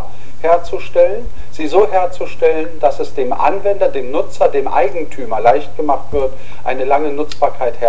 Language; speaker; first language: German; native; German